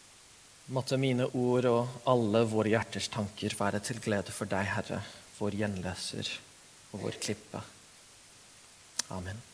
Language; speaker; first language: Norwegian; non-native, fluent; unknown